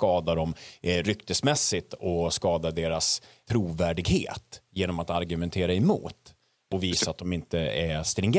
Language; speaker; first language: Swedish; native; Swedish